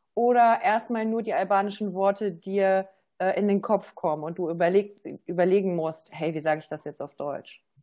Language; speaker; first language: German; native; German